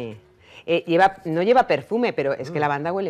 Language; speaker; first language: Spanish; native; Spanish